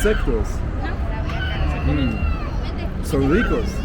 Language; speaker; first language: Spanish; non-native, learner; English